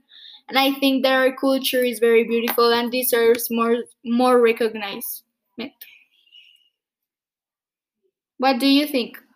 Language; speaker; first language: English; non-native, fluent; Spanish